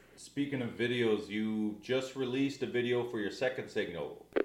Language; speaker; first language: English; early bilingual, other home language; French